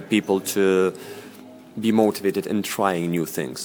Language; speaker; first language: English; non-native, fluent; Lithuanian